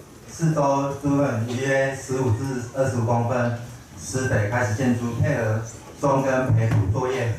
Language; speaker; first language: Chinese; native; Chinese